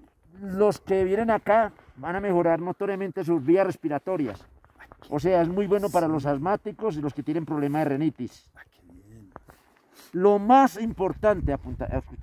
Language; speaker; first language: Spanish; native; Spanish